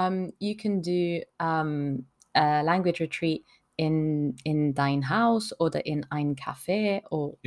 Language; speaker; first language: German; non-native, learner; French